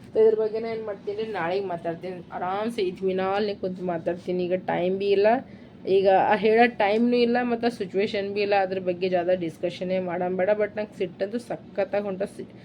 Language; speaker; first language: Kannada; native; Kannada